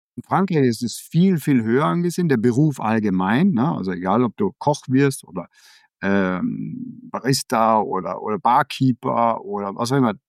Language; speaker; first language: German; early bilingual, other home language; Danish